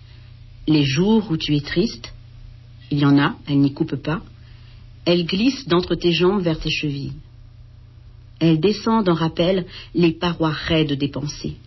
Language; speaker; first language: French; native; French